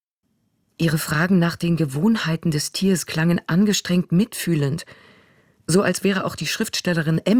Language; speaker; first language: German; native; German